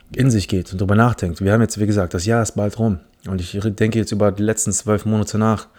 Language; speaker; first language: German; early bilingual, other home language; English